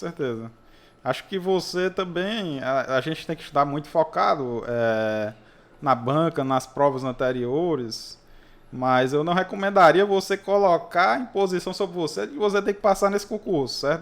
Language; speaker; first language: Portuguese; native; Portuguese